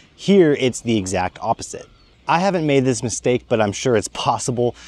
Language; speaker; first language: English; native; English